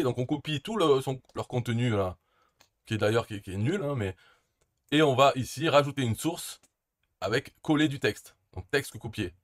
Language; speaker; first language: French; native; French